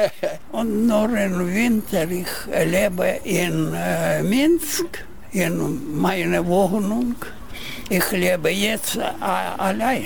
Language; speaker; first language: German; non-native, learner; Russian